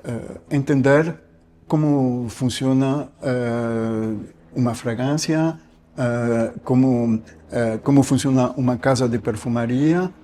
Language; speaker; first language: Portuguese; non-native, fluent; French